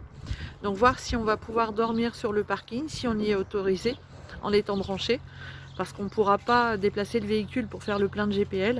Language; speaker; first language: French; native; French